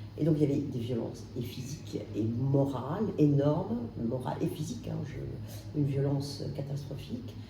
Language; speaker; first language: French; non-native, local second language; Arabic